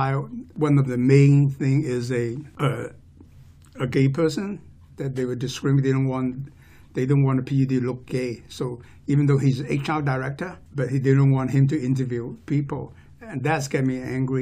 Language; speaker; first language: English; non-native, local second language; Cantonese